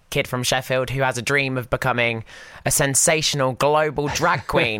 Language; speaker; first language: English; native; English